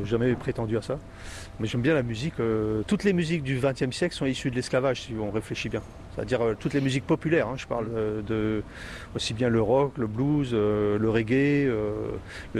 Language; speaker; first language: French; native; French